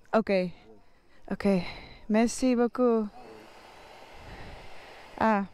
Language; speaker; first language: French; non-native, learner; Dutch